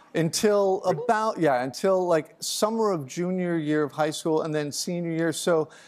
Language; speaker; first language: English; native; English